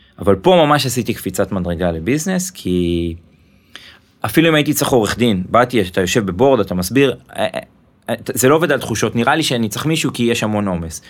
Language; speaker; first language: Hebrew; native; Hebrew